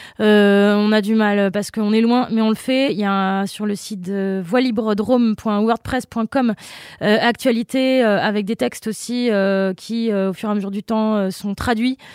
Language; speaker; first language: French; native; French